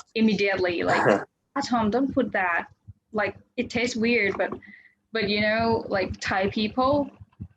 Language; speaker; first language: English; non-native, fluent; Thai